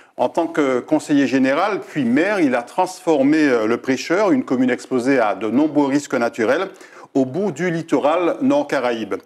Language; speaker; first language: French; native; French